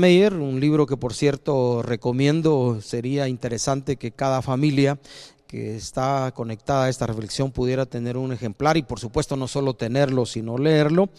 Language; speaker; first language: Spanish; native; Spanish